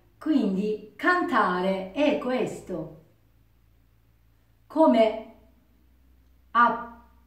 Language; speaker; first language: Italian; non-native, learner; Japanese